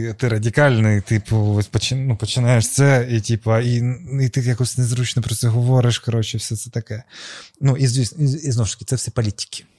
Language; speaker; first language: Ukrainian; non-native, local second language; Russian